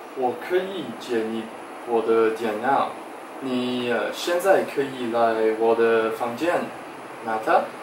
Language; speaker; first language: Chinese; non-native, learner; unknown